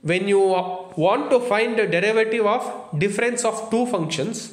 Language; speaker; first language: English; non-native, local second language; Kannada